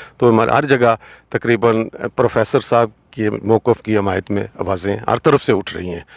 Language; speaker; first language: Urdu; non-native, local second language; Punjabi